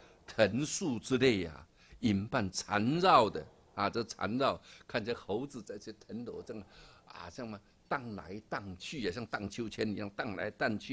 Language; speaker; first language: Chinese; native; Chinese